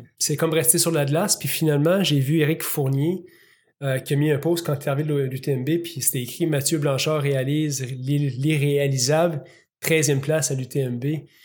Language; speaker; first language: French; native; French